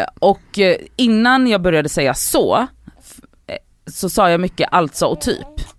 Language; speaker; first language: Swedish; early bilingual, other home language; Polish